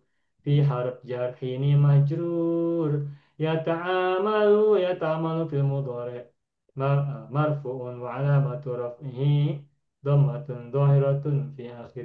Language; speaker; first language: Arabic; non-native, fluent; Indonesian